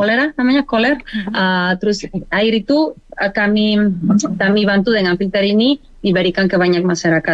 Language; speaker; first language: Indonesian; non-native, learner; Spanish